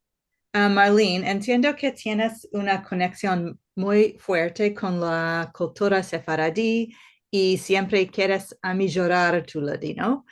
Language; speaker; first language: Spanish; non-native, learner; English